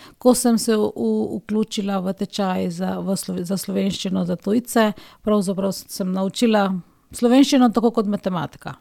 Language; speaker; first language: Slovenian; non-native, fluent; Hindi